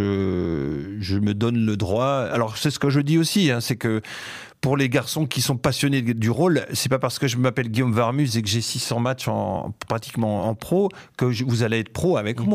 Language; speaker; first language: French; native; French